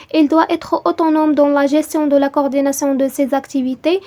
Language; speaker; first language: French; non-native, local second language; Arabic